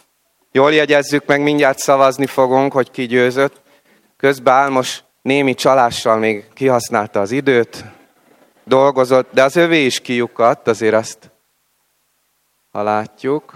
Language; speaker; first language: Hungarian; native; Hungarian